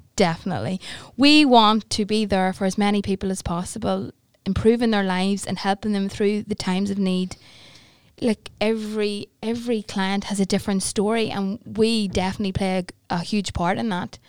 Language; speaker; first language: English; native; English